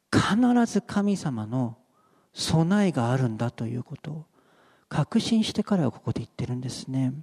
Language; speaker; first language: Japanese; native; Japanese